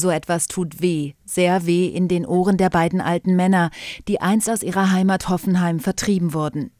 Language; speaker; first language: German; native; German